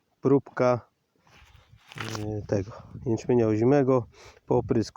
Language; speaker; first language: Polish; native; Polish